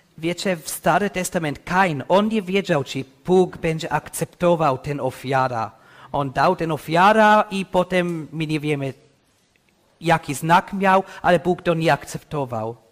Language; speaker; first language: Polish; non-native, learner; English